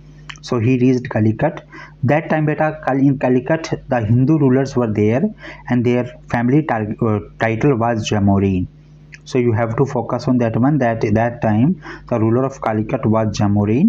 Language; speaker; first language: English; non-native, local second language; Hindi